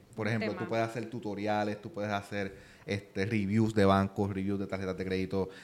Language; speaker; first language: Spanish; native; Spanish